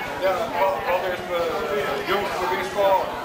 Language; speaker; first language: Latvian; early bilingual, heritage; Latvian